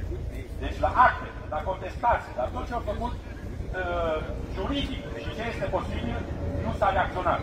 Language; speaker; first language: Romanian; native; Romanian